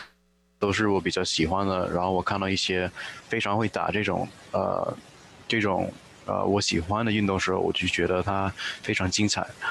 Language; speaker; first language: Chinese; early bilingual, heritage; Chinese